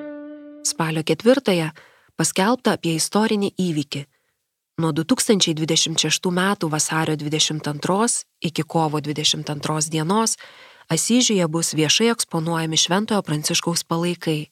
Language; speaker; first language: Lithuanian; native; Lithuanian